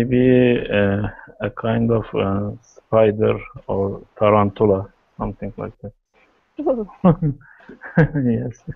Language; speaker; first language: English; non-native, learner; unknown